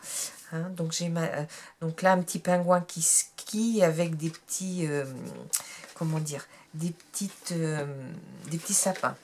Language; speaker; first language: French; native; French